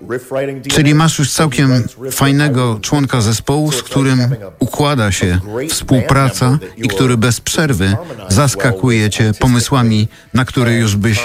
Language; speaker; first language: Polish; native; Polish